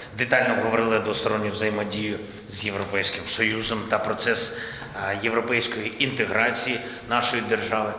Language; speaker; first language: Ukrainian; non-native, local second language; Russian